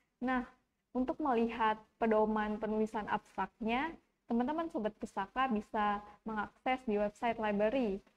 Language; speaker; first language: Indonesian; native; Indonesian